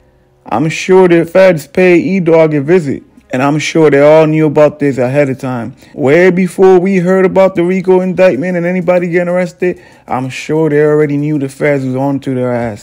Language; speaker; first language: English; native; English